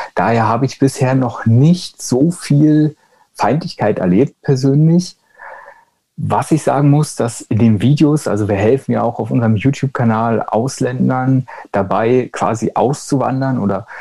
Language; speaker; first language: German; native; German